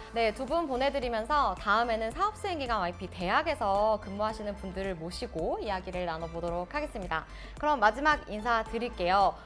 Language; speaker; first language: Korean; native; Korean